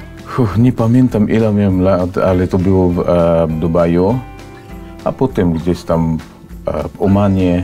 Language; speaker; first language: Polish; non-native, fluent; Cebuano